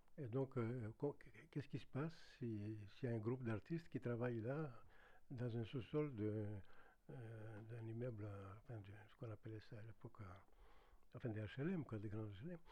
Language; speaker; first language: French; non-native, fluent; Greek